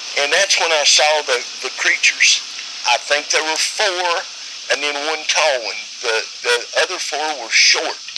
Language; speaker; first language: English; native; English